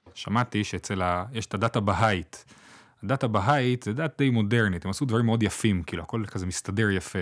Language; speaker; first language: Hebrew; native; Hebrew